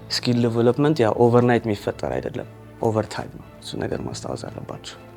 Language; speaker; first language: Amharic; early bilingual, heritage; Amharic